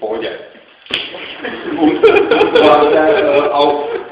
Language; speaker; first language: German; non-native, learner; Czech